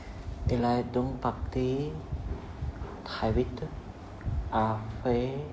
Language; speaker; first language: French; non-native, learner; Vietnamese